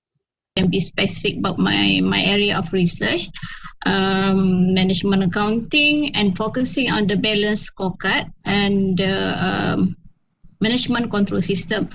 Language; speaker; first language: English; non-native, fluent; Malay